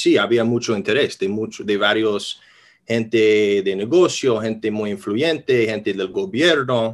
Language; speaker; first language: Spanish; non-native, fluent; English